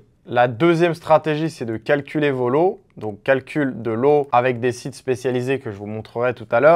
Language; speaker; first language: French; native; French